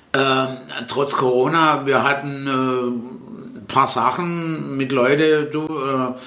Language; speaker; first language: German; early bilingual, other home language; Italian